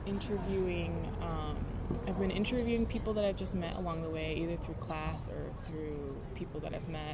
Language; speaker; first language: English; native; English